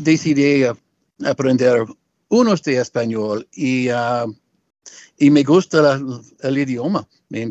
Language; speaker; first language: Spanish; non-native, learner; English